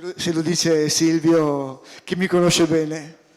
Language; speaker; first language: Italian; native; Italian